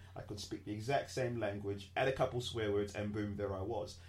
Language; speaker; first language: English; native; English